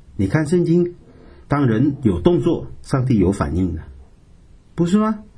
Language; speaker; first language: Chinese; native; Chinese